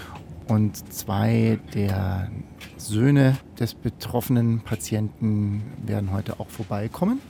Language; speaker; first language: German; native; German